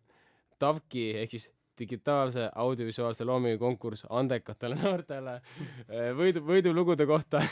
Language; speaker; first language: Estonian; native; Estonian